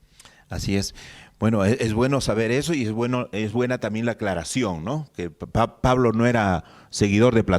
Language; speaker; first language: Spanish; native; Spanish